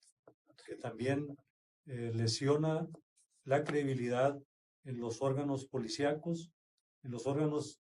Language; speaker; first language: Spanish; native; Spanish